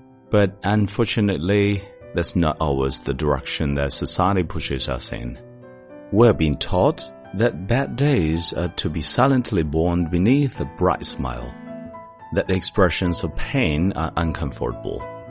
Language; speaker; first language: English; non-native, fluent; Chinese